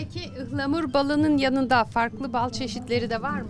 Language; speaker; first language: Turkish; native; Turkish